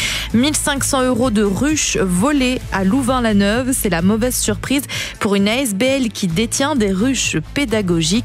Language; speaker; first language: French; native; French